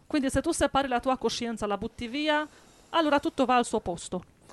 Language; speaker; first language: Italian; native; Italian